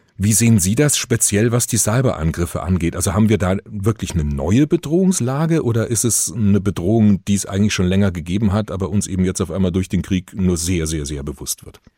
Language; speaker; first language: German; native; German